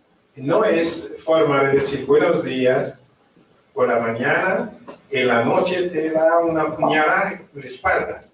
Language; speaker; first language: Spanish; non-native, learner; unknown